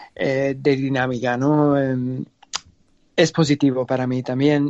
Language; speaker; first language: Spanish; non-native, fluent; English